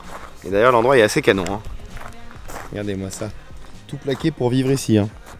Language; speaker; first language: French; native; French